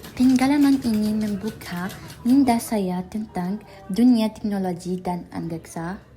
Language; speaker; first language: Malay; non-native, learner; Arabic